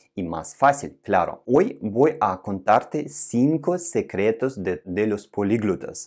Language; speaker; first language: Spanish; non-native, fluent; Russian